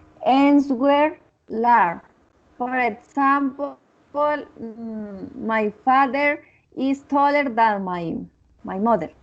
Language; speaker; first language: English; non-native, learner; Spanish